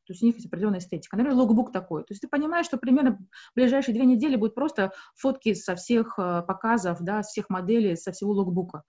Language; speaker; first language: Russian; native; Russian